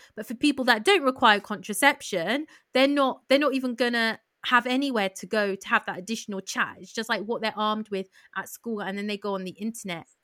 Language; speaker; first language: English; early bilingual, other home language; Yoruba